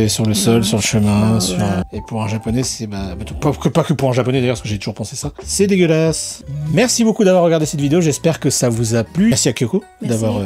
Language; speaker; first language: French; native; French